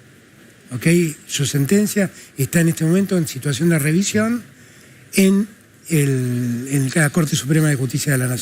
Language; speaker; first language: Spanish; native; Spanish